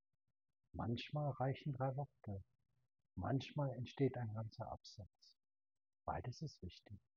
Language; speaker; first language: German; native; German